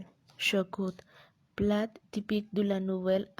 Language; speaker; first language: French; non-native, learner; Spanish